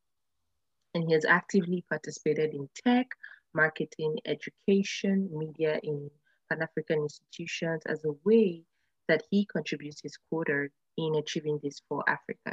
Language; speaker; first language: English; non-native, local second language; Yoruba